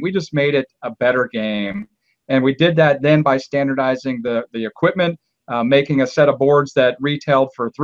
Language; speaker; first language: English; native; English